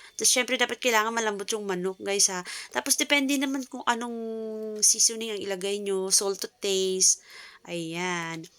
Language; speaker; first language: Filipino; non-native, local second language; Cebuano